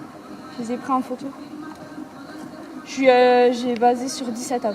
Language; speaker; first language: French; native; French